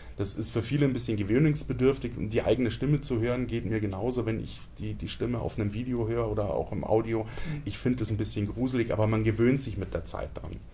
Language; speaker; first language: German; native; German